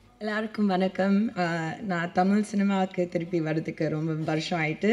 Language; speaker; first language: Tamil; early bilingual, heritage; Tamil